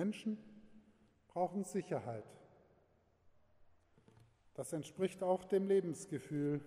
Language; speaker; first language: German; native; German